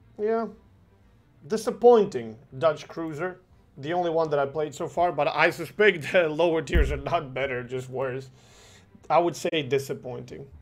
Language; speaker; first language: English; non-native, fluent; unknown